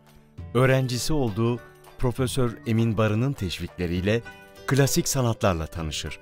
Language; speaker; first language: Turkish; native; Turkish